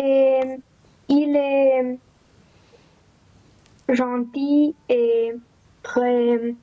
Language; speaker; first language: French; non-native, learner; Romanian